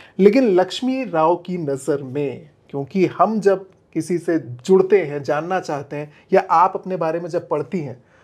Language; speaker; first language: Hindi; native; Hindi